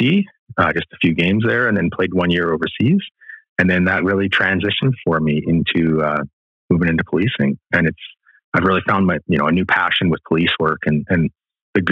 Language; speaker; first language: English; native; English